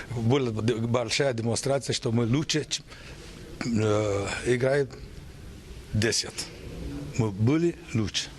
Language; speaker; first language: Russian; non-native, learner; Romanian